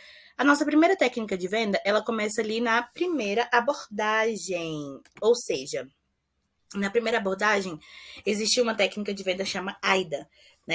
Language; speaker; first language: Portuguese; native; Portuguese